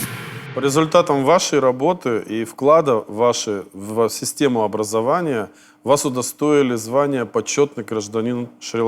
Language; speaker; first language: Russian; native; Russian